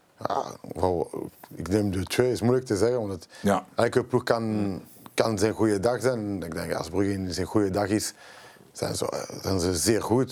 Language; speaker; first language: Dutch; non-native, local second language; French